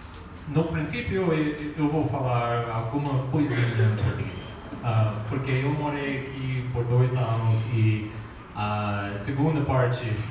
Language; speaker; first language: Portuguese; non-native, learner; English